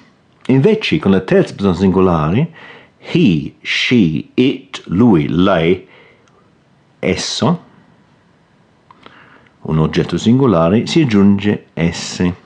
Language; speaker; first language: Italian; non-native, fluent; English